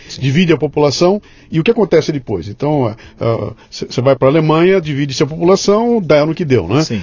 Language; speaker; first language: Portuguese; native; Portuguese